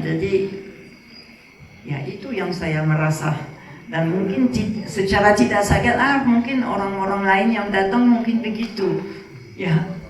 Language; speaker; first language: Indonesian; non-native, fluent; French